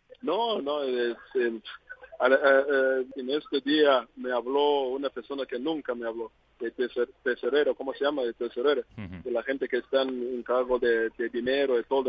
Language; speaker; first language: Spanish; non-native, learner; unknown